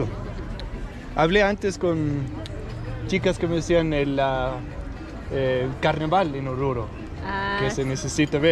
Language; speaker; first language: Spanish; non-native, learner; Danish